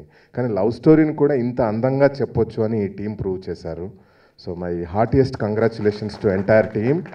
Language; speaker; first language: Telugu; native; Telugu